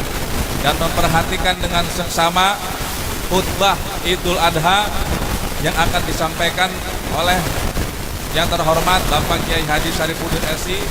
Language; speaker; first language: Indonesian; native; Indonesian